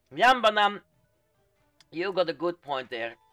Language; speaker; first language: English; non-native, fluent; Dutch